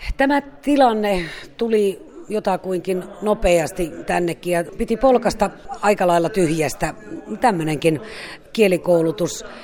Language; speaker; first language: Finnish; native; Finnish